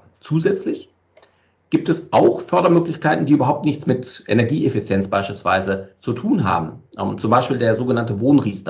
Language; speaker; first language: German; native; German